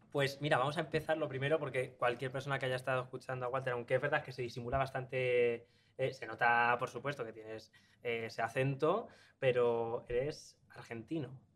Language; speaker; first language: Spanish; native; Spanish